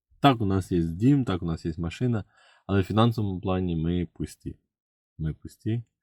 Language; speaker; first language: Ukrainian; native; Ukrainian